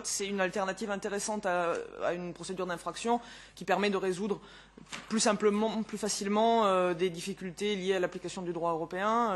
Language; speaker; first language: French; native; French